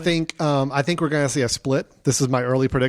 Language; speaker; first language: English; native; English